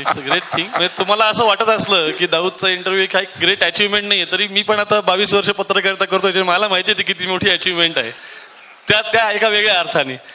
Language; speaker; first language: Marathi; native; Marathi